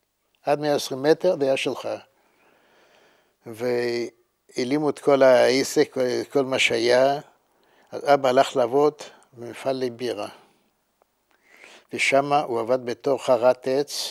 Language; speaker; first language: Hebrew; non-native, fluent; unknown